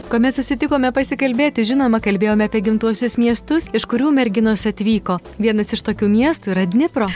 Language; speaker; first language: Lithuanian; native; Lithuanian